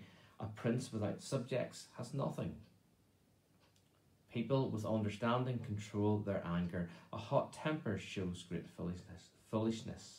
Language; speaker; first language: English; native; English